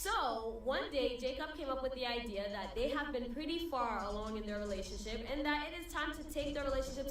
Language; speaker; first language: English; early bilingual, other home language; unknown